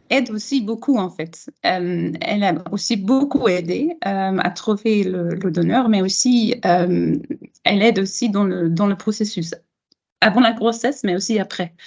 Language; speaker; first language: French; non-native, fluent; German